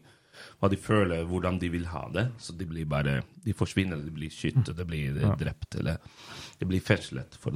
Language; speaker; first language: Norwegian; non-native, fluent; Spanish